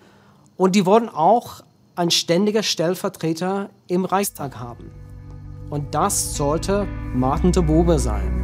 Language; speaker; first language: German; non-native, fluent; English